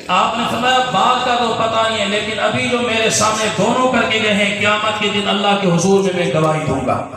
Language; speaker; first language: Urdu; non-native, local second language; Sindhi